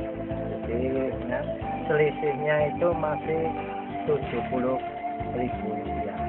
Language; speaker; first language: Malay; non-native, local second language; Javanese